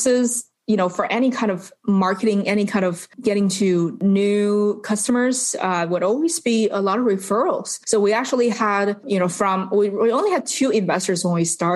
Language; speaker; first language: English; non-native, fluent; Chinese